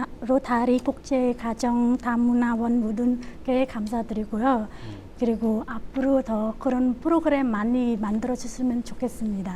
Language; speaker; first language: Korean; non-native, learner; Khmer